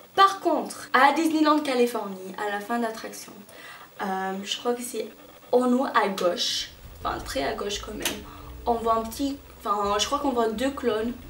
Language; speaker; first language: French; non-native, fluent; English